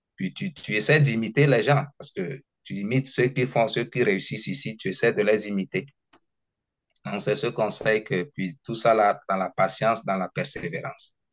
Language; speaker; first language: French; non-native, local second language; Ewe